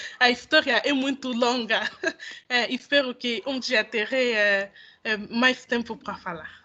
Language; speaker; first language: Portuguese; non-native, fluent; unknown